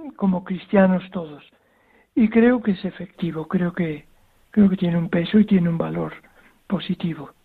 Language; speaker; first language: Spanish; native; Spanish